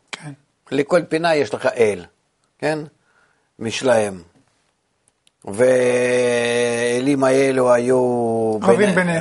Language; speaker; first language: Hebrew; non-native, fluent; Russian